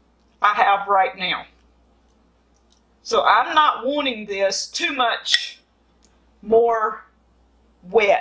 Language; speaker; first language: English; native; English